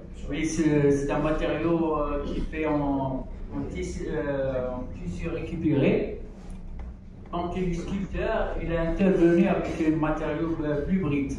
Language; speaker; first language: French; non-native, local second language; Arabic